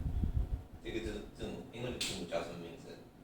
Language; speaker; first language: Chinese; non-native, fluent; English